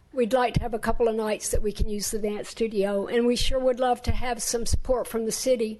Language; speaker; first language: English; native; English